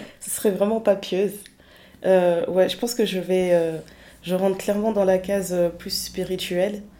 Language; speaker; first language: French; early bilingual, other home language; Lingala